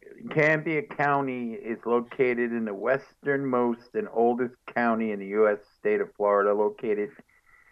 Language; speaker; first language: English; native; English